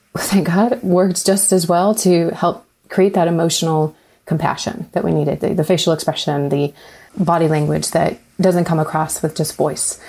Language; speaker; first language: English; native; English